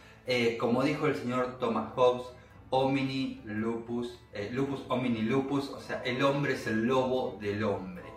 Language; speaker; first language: Spanish; native; Spanish